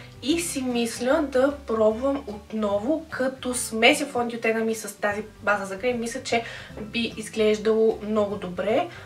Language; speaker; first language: Bulgarian; native; Bulgarian